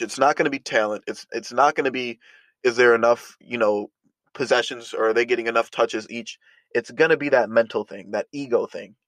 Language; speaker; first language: English; native; English